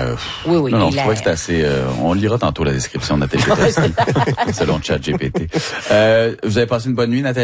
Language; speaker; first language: French; native; French